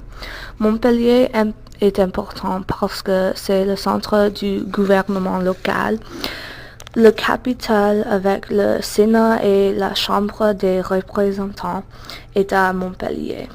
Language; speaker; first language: French; non-native, fluent; English